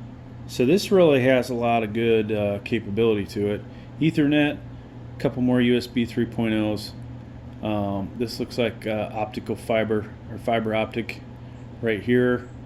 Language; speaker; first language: English; native; English